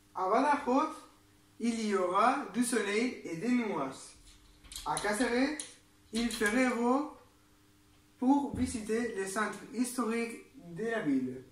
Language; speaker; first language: French; non-native, learner; Spanish